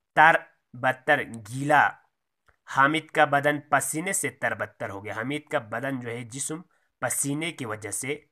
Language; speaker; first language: Urdu; native; Urdu